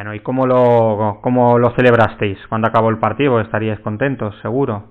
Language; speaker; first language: Spanish; native; Spanish